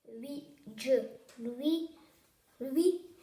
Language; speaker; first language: French; non-native, learner; Dutch